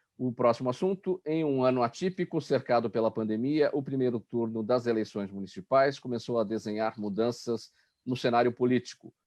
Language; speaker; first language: Portuguese; native; Portuguese